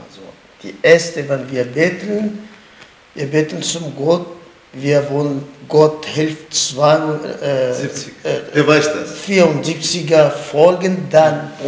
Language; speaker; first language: German; non-native, learner; Kurdish